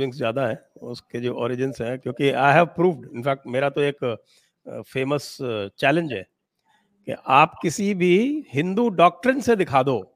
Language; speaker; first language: Hindi; native; Hindi